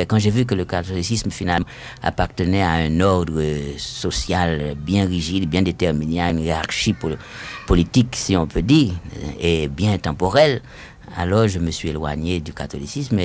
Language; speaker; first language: French; non-native, local second language; Haitian Creole